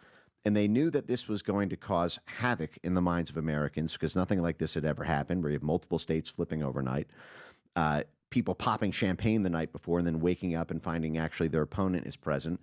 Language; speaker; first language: English; native; English